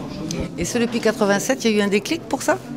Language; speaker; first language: French; native; French